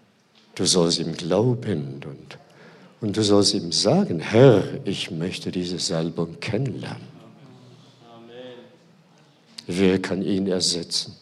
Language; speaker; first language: German; non-native, fluent; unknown